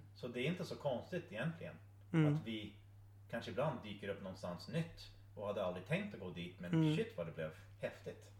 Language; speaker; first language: Swedish; non-native, fluent; English